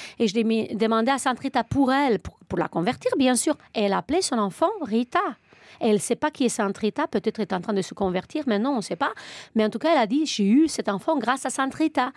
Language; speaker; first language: French; non-native, fluent; Romanian